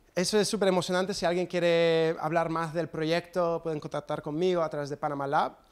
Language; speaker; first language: Spanish; non-native, fluent; English